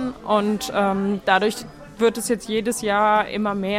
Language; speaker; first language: German; native; German